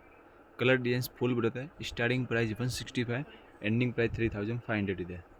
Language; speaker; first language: Kannada; non-native, local second language; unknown